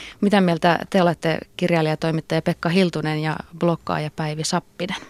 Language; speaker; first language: Finnish; native; Finnish